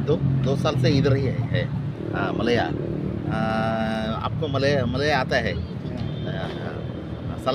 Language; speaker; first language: Hindi; non-native, local second language; Kannada